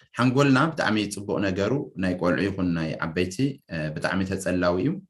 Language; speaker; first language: Tigrinya; native; Tigrinya